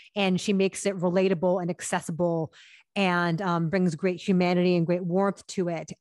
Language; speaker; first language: English; native; English